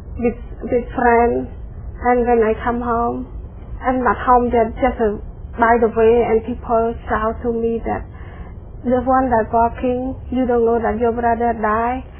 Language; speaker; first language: English; non-native, learner; Khmer